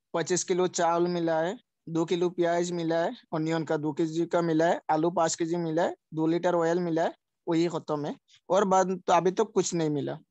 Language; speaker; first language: Hindi; non-native, local second language; Sylheti